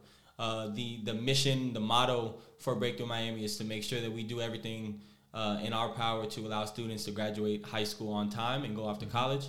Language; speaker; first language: English; native; English